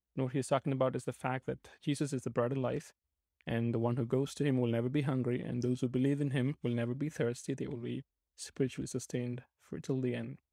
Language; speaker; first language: English; non-native, local second language; Malayalam